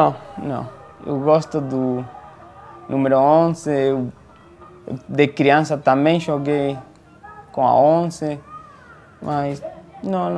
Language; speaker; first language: Portuguese; non-native, fluent; Spanish